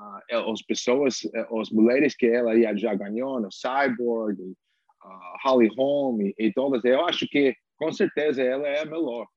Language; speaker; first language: Portuguese; non-native, fluent; English